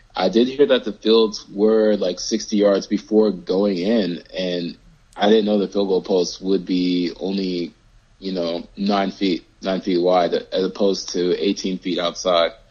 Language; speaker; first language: English; native; English